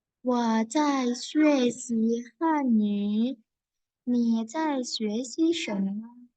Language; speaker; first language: Chinese; non-native, fluent; Indonesian